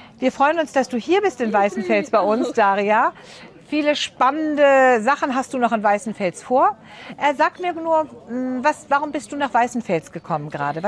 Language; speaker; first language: German; native; German